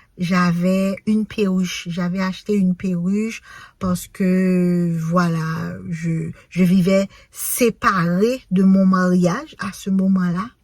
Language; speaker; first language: French; non-native, local second language; Haitian Creole